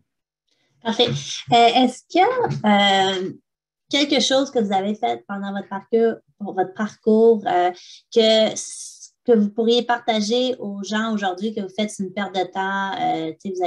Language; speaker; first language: French; native; French